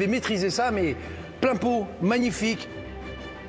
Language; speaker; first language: French; native; French